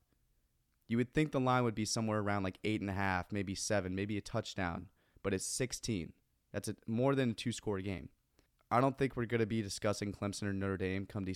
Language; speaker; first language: English; native; English